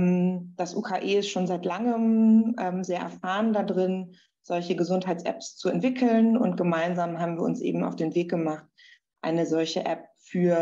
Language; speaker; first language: German; native; German